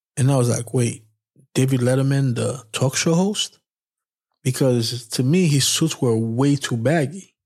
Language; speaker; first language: English; non-native, fluent; Haitian Creole